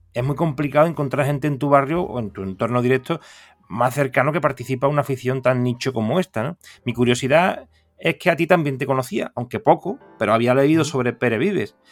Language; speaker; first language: Spanish; native; Spanish